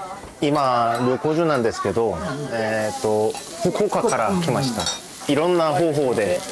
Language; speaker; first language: Japanese; non-native, learner; Korean